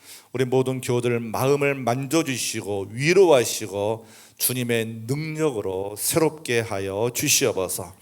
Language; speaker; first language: Korean; native; Korean